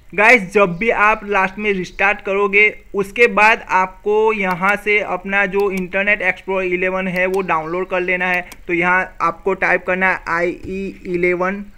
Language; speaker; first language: Hindi; non-native, local second language; Gujarati